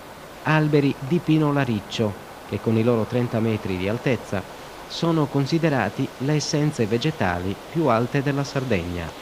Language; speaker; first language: Italian; native; Italian